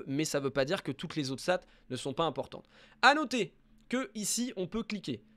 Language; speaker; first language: French; native; French